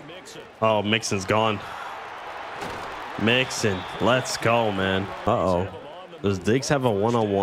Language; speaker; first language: English; native; English